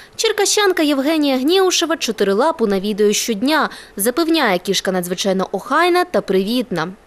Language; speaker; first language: Ukrainian; native; Ukrainian